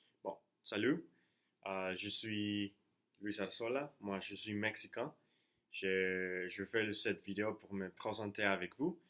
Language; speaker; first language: French; non-native, learner; Spanish